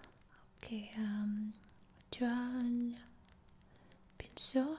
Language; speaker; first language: French; non-native, fluent; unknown